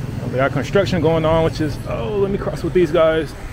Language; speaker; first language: English; native; English